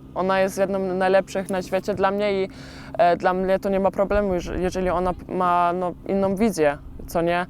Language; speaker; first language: Polish; early bilingual, heritage; Polish